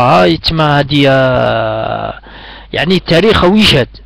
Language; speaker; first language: Arabic; native; Arabic